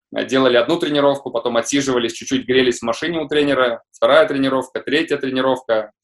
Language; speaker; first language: Russian; native; Russian